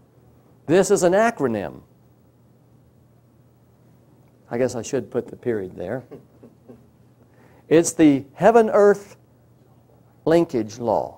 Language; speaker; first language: English; native; English